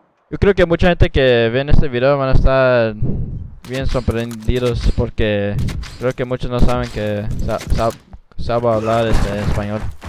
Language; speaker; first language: Spanish; early bilingual, other home language; English